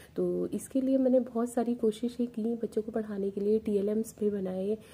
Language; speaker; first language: Hindi; native; Hindi